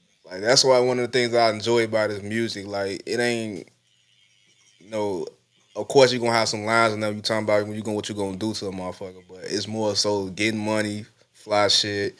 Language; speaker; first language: English; native; English